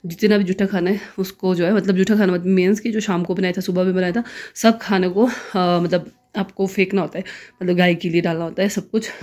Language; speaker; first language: Hindi; non-native, local second language; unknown